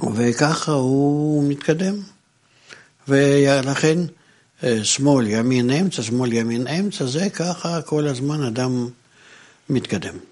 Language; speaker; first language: Hebrew; non-native, fluent; Russian